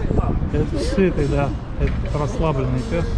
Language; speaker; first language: Russian; native; Russian